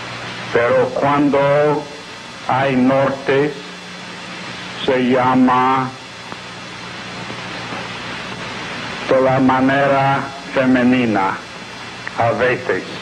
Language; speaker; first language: Spanish; non-native, learner; English